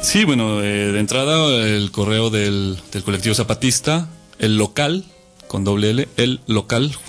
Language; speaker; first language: Spanish; native; Spanish